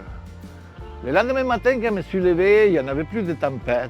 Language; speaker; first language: French; non-native, fluent; Spanish